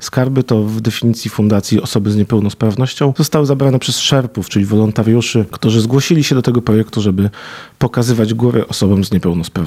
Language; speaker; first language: Polish; native; Polish